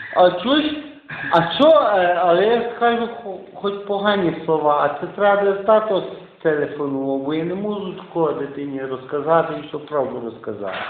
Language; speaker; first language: Ukrainian; native; Ukrainian